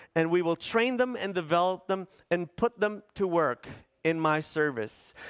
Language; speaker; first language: English; early bilingual, other home language; Spanish